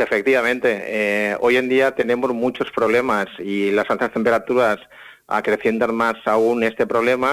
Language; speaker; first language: Spanish; native; Spanish